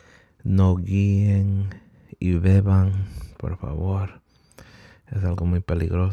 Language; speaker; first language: Spanish; early bilingual, heritage; Spanish